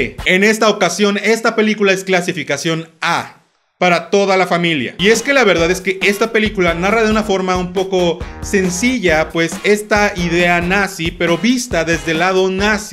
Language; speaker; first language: Spanish; native; Spanish